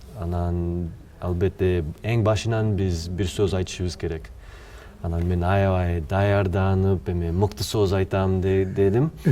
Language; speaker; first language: Kyrgyz; non-native, fluent; English